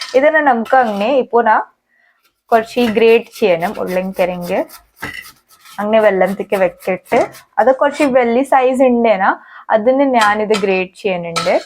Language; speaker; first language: Malayalam; native; Malayalam